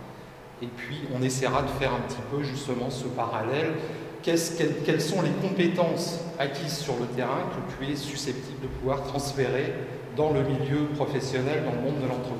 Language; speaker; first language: French; native; French